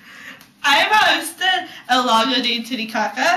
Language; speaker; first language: Spanish; non-native, learner; English